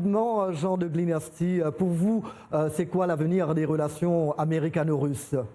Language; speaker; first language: French; native; French